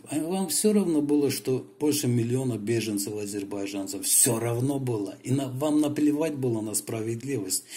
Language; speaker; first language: Russian; non-native, local second language; Azerbaijani